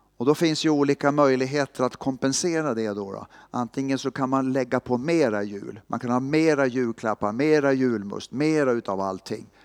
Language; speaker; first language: Swedish; native; Swedish